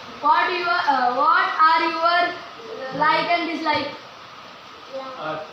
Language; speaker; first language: English; non-native, learner; Marathi